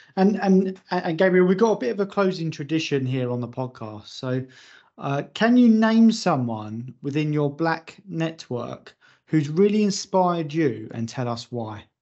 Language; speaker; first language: English; native; English